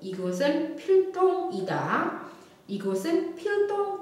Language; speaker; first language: Korean; non-native, fluent; Indonesian